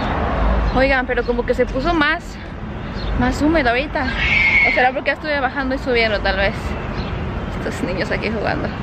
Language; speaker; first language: Spanish; native; Spanish